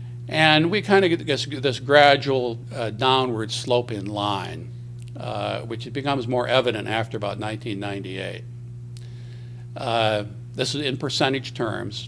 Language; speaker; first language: English; native; English